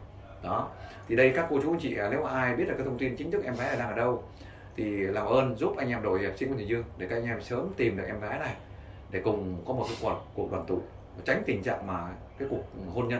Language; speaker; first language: Vietnamese; native; Vietnamese